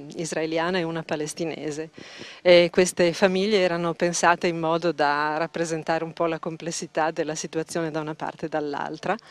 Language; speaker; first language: Italian; native; Italian